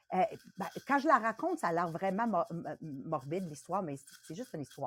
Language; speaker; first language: French; native; French